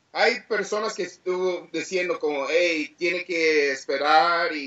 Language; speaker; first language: Spanish; early bilingual, heritage; English